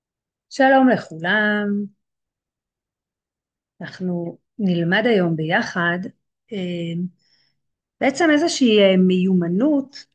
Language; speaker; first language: Hebrew; native; Hebrew